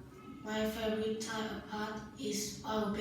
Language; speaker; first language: English; non-native, learner; Vietnamese